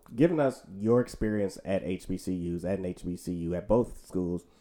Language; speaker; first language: English; native; English